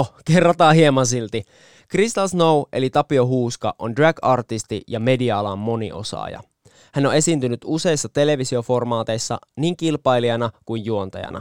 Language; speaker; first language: Finnish; native; Finnish